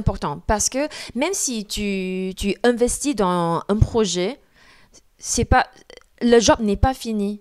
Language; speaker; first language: French; non-native, fluent; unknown